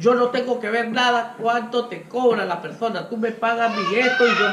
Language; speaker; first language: Spanish; native; Spanish